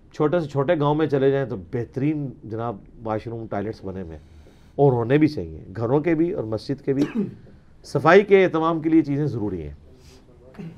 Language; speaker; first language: Urdu; non-native, local second language; Punjabi